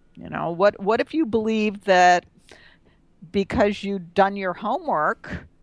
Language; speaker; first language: English; native; English